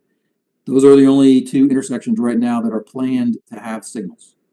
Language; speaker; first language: English; native; English